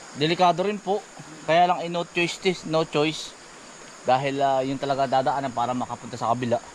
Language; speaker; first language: Filipino; native; Filipino